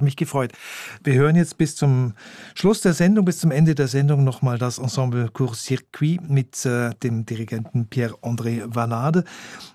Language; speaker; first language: German; native; German